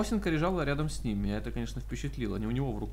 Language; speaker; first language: Russian; native; Russian